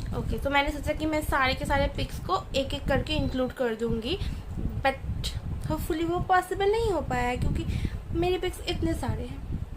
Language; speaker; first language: Hindi; non-native, local second language; Bangla